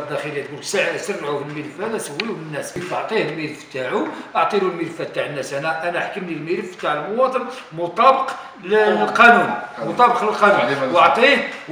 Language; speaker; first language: Arabic; native; Arabic